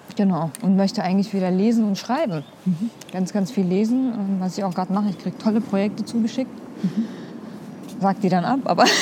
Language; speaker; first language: German; early bilingual, other home language; Kurdish